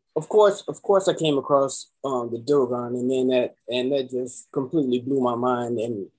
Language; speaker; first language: English; native; English